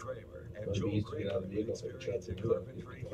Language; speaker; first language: English; native; English